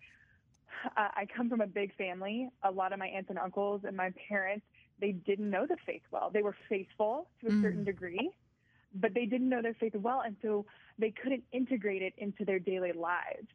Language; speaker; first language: English; native; English